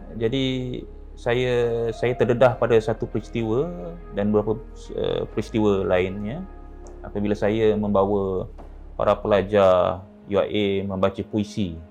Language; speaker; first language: Malay; native; Malay